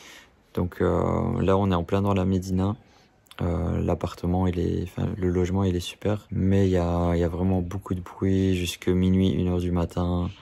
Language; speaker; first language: French; native; French